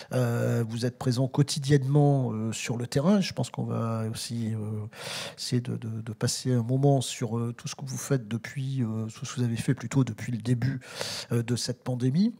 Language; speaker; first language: French; native; French